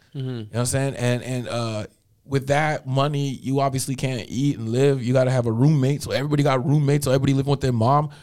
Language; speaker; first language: English; native; English